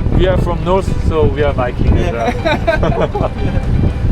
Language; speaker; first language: English; non-native, learner; Korean